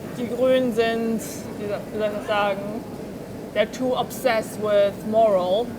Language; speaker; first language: German; native; German